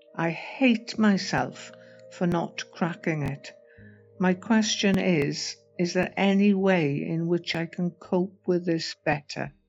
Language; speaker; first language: English; native; English